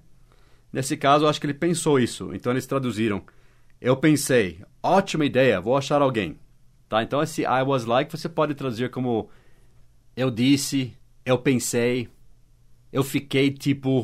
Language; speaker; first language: Portuguese; non-native, fluent; English